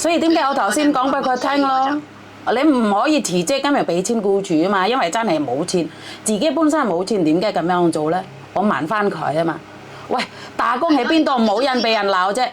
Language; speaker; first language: Cantonese; non-native, fluent; Javanese